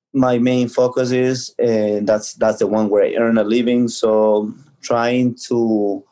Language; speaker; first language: English; early bilingual, other home language; Spanish